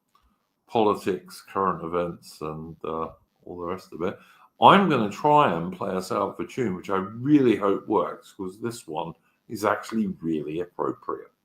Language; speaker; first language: English; native; English